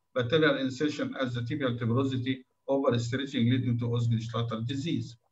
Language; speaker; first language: English; non-native, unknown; Arabic